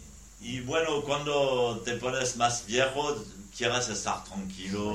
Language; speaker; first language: Spanish; non-native, learner; French